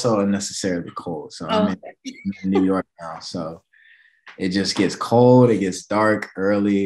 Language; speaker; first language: English; native; English